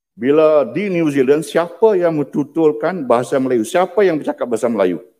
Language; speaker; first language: Malay; non-native, local second language; Iban